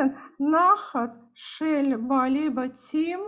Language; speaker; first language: Hebrew; non-native, fluent; Russian